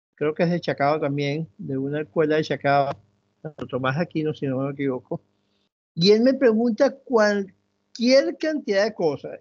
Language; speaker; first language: Spanish; native; Spanish